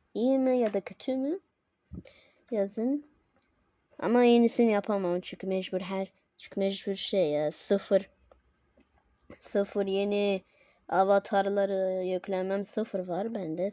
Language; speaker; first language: Turkish; non-native, learner; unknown